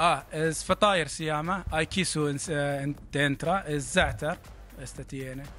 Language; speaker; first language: Spanish; non-native, learner; Arabic